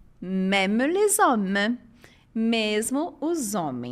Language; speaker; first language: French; non-native, fluent; Portuguese